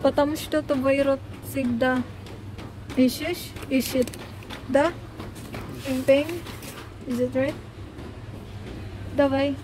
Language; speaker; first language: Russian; non-native, learner; Filipino